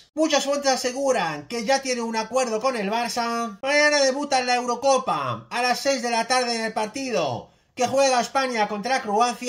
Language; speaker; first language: Spanish; native; Spanish